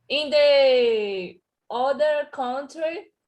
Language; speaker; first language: English; non-native, learner; Portuguese